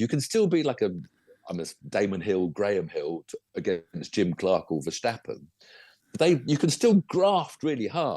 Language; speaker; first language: English; native; English